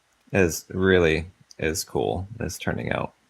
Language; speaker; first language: English; native; English